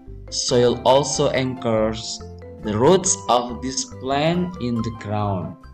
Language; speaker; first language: English; non-native, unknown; Indonesian